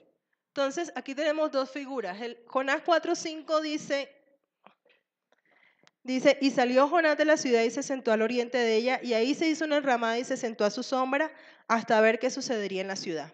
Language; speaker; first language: Spanish; native; Spanish